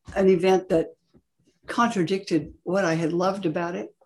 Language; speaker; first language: English; native; English